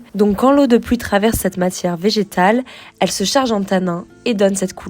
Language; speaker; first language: French; native; French